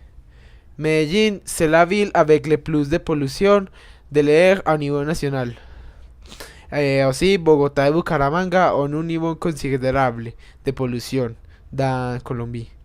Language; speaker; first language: French; non-native, learner; Spanish